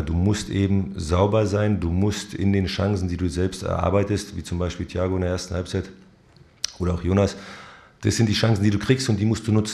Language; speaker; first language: German; native; German